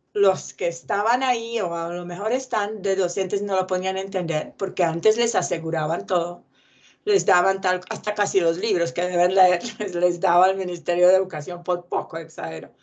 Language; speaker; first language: Spanish; non-native, fluent; Czech